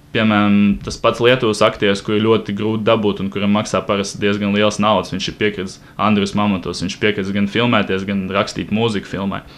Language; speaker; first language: Latvian; non-native, local second language; Russian